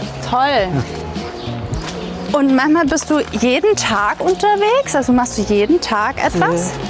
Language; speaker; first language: German; native; German